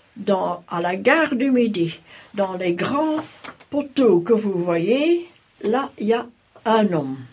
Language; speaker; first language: French; native; French